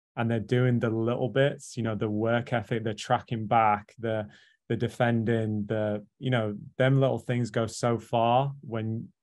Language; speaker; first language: English; native; English